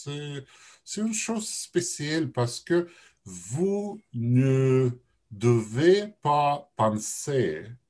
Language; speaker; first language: French; non-native, learner; Russian